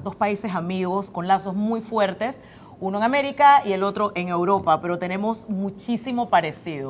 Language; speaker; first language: Spanish; native; Spanish